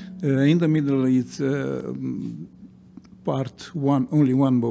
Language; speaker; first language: English; non-native, learner; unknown